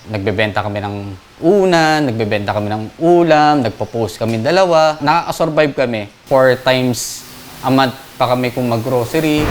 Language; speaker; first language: Filipino; native; Filipino